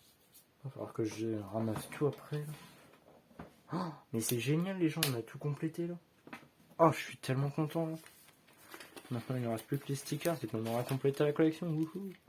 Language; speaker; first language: French; native; French